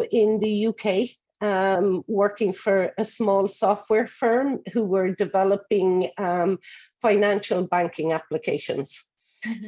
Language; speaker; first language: English; native; English